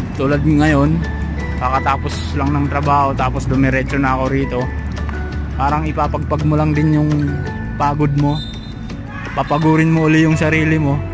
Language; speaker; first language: Filipino; non-native, local second language; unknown